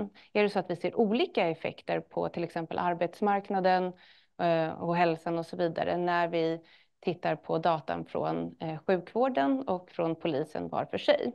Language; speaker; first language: Swedish; native; Swedish